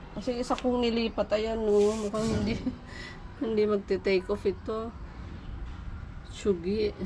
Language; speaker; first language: Filipino; non-native, local second language; Bikol